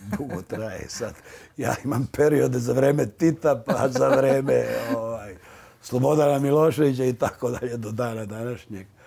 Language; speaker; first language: Serbian; native; Serbian